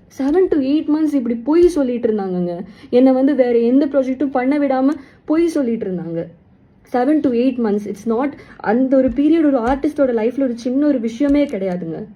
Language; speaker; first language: Tamil; non-native, local second language; Malayalam